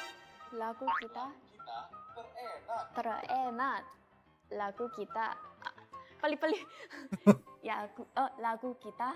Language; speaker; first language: Indonesian; non-native, learner; Korean